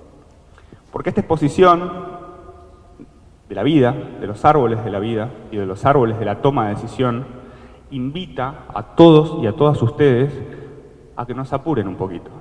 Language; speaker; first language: Spanish; native; Spanish